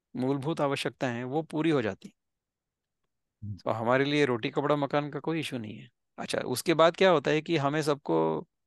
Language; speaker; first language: Hindi; non-native, local second language; Marathi